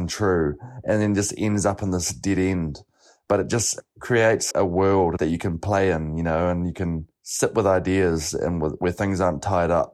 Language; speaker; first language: English; native; English